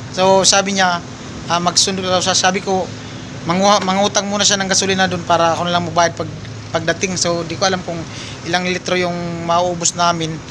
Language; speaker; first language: Filipino; native; Filipino